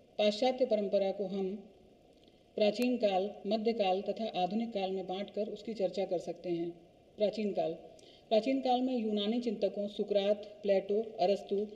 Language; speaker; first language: Hindi; native; Hindi